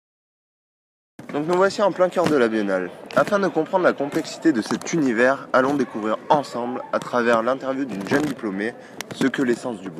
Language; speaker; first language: French; native; French